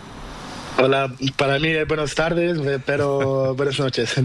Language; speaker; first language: Spanish; non-native, learner; Portuguese